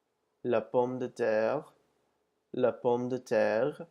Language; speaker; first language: French; non-native, fluent; English